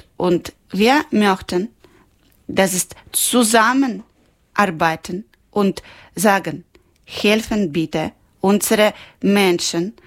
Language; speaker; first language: German; non-native, local second language; Ukrainian